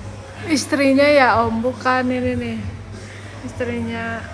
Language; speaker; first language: Indonesian; native; Indonesian